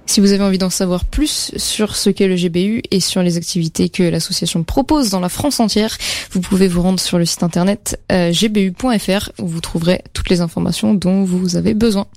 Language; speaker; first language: French; native; French